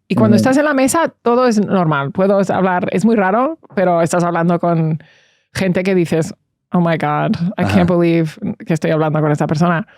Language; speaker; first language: Spanish; early bilingual, heritage; English